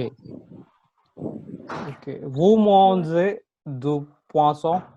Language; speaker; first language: French; non-native, learner; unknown